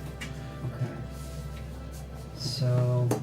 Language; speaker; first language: English; native; English